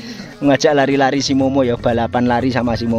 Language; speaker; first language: Indonesian; non-native, local second language; Javanese